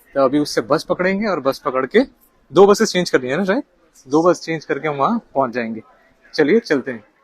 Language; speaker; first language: Hindi; non-native, local second language; Bangla